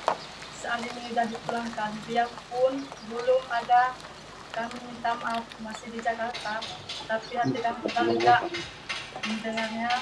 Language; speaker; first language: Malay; non-native, local second language; Achinese